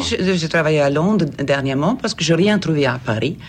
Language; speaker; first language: French; non-native, fluent; Swedish